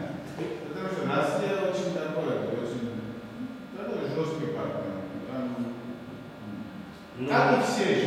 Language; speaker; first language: Russian; non-native, fluent; Georgian